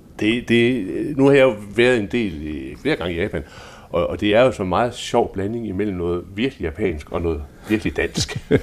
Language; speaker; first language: Danish; native; Danish